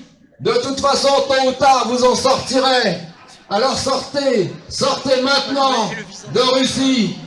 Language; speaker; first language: French; non-native, fluent; Ukrainian